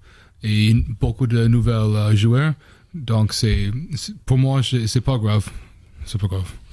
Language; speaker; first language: French; non-native, learner; English